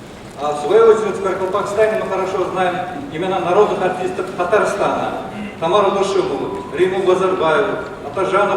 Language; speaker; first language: Russian; non-native, local second language; Kara-Kalpak